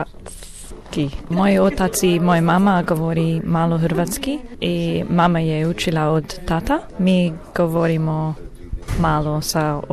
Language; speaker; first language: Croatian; early bilingual, heritage; English